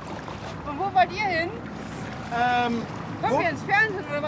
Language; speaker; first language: German; native; German